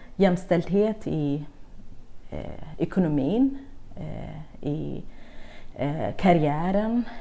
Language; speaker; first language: Swedish; non-native, fluent; Kurdish